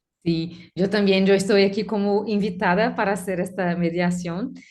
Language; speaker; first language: Spanish; non-native, learner; Portuguese